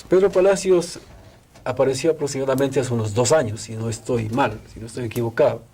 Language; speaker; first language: Spanish; native; Spanish